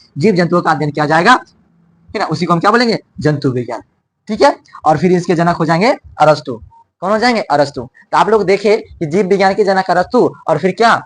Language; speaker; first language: Hindi; native; Hindi